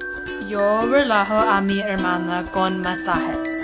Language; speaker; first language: Spanish; non-native, learner; English